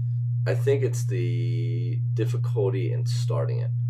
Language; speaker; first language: English; native; English